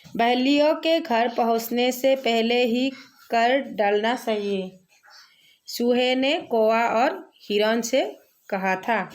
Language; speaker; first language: Hindi; non-native, local second language; Assamese